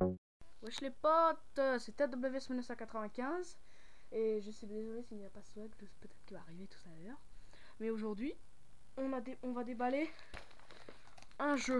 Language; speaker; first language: French; native; French